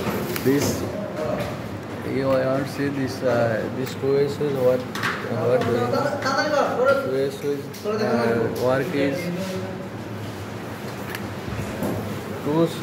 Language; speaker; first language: English; non-native, learner; Bangla